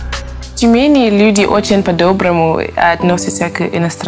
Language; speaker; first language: Russian; non-native, learner; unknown